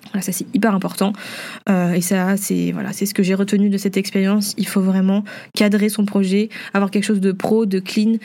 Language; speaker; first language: French; early bilingual, other home language; Vietnamese